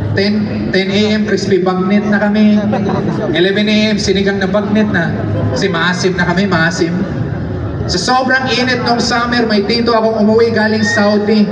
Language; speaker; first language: Filipino; non-native, local second language; Cebuano